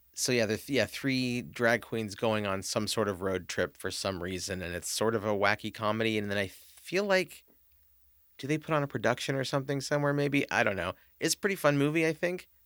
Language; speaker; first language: English; native; English